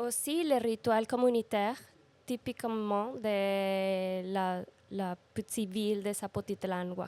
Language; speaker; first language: French; non-native, learner; Spanish